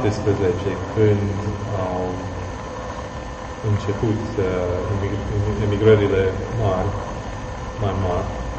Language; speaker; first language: Romanian; non-native, fluent; English